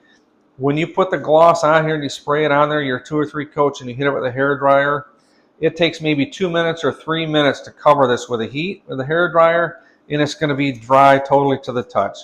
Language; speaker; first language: English; native; English